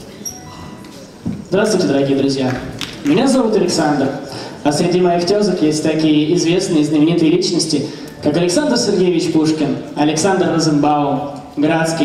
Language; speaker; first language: Russian; native; Russian